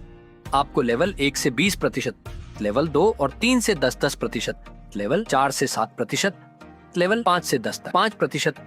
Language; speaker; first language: Hindi; native; Hindi